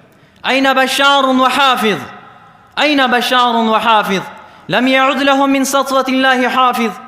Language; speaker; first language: Arabic; non-native, fluent; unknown